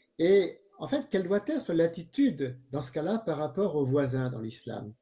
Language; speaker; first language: French; native; French